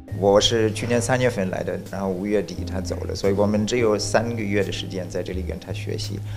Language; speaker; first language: Chinese; non-native, fluent; German